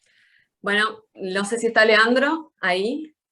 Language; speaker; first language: Spanish; native; Spanish